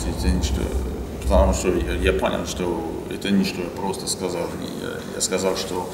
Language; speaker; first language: Russian; non-native, learner; French